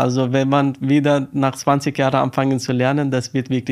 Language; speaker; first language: German; non-native, learner; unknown